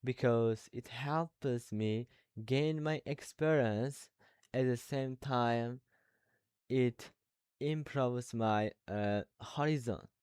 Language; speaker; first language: English; non-native, learner; Uzbek